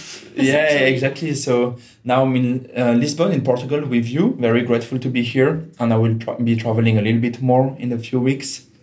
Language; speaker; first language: English; non-native, fluent; French